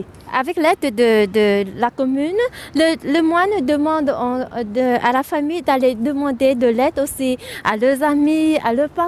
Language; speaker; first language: French; non-native, fluent; Vietnamese